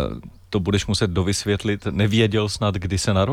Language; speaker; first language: Czech; native; Czech